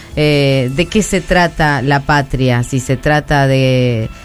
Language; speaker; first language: Spanish; native; Spanish